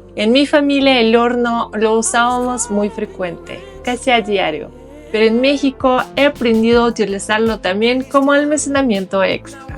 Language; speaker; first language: Spanish; non-native, fluent; Russian